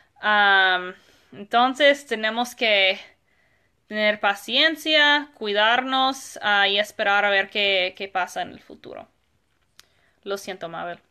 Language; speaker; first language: Spanish; non-native, fluent; English